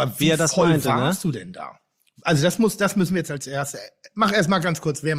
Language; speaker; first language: German; native; German